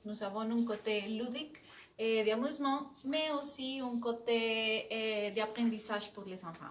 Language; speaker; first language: French; non-native, fluent; Spanish